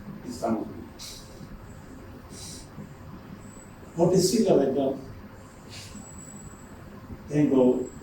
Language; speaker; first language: Spanish; non-native, fluent; Turkish